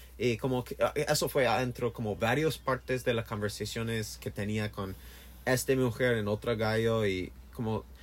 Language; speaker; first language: Spanish; non-native, learner; English